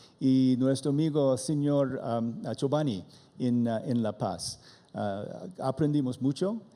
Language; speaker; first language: Spanish; non-native, learner; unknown